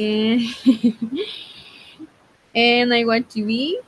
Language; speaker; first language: English; non-native, learner; Spanish